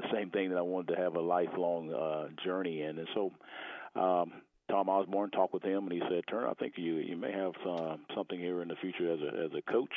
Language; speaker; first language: English; native; English